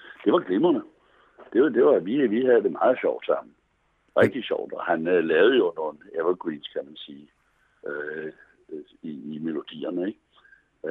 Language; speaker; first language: Danish; native; Danish